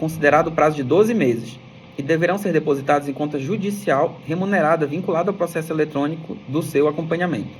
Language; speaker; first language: Portuguese; native; Portuguese